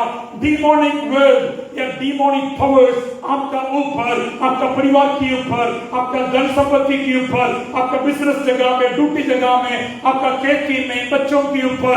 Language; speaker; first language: Hindi; non-native, local second language; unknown